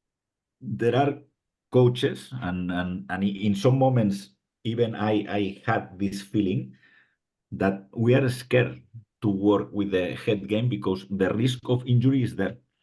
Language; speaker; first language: English; non-native, fluent; Spanish